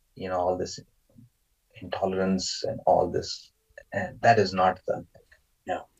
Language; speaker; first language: English; non-native, local second language; Marathi